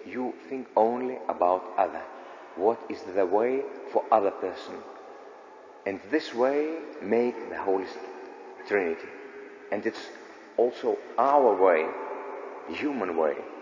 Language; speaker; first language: English; non-native, learner; Lithuanian